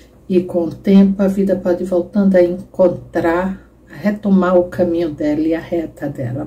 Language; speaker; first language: Portuguese; native; Portuguese